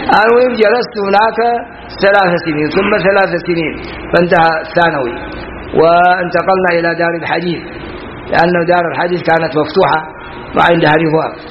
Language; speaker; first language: Arabic; non-native, fluent; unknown